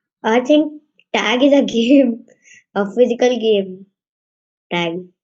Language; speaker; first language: English; non-native, learner; Hindi